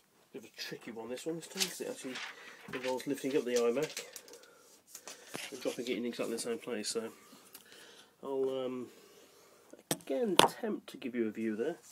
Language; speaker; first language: English; native; English